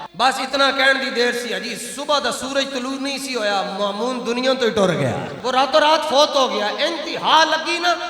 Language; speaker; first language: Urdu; non-native, local second language; Punjabi